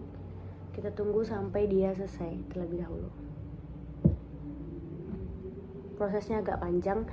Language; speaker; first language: Indonesian; native; Indonesian